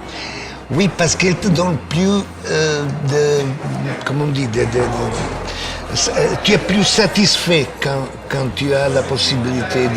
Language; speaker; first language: French; non-native, fluent; Italian